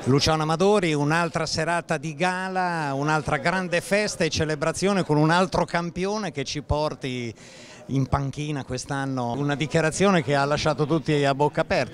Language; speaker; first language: Italian; native; Italian